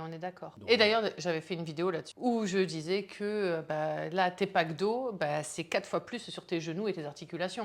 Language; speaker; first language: French; native; French